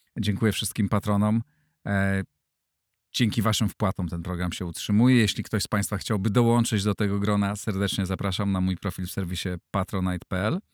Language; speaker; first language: Polish; native; Polish